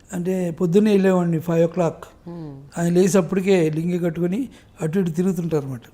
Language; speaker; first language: Telugu; native; Telugu